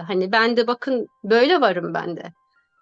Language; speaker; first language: Turkish; native; Turkish